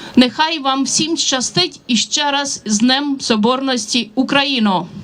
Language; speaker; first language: Ukrainian; non-native, fluent; Romanian